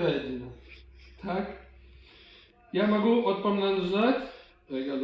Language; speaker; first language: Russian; early bilingual, heritage; Russian